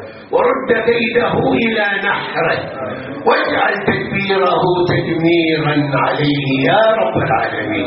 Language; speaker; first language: Arabic; native; Arabic